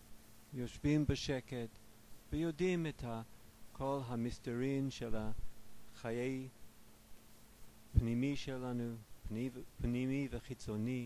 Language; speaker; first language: Hebrew; non-native, fluent; English